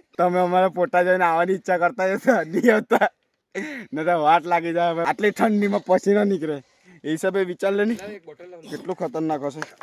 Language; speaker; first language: Gujarati; native; Gujarati